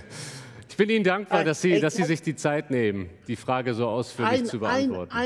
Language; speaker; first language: German; native; German